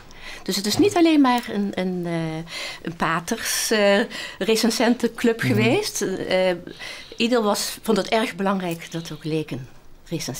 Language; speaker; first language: Dutch; native; Dutch